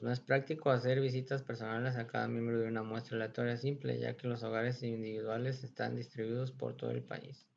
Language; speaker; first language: Spanish; native; Spanish